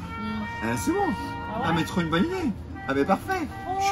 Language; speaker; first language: French; native; French